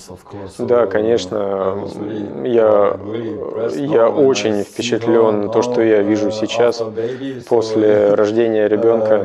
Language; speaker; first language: Russian; non-native, fluent; German